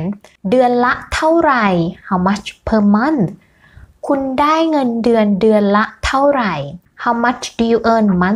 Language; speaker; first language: Thai; native; Thai